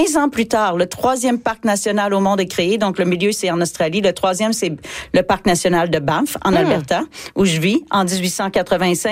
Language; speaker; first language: French; native; French